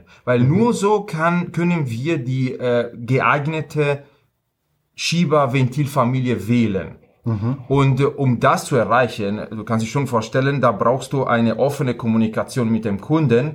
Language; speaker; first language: German; non-native, fluent; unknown